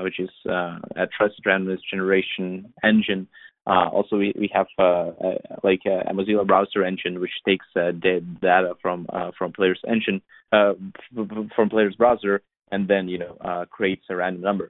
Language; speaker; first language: English; non-native, fluent; Lithuanian